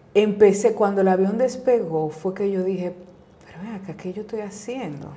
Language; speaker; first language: Spanish; native; Spanish